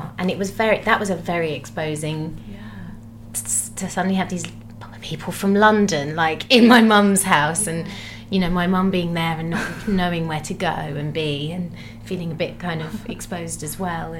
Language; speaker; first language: English; native; English